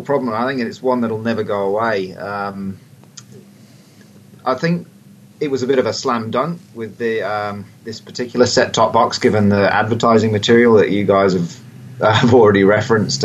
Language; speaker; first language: English; native; English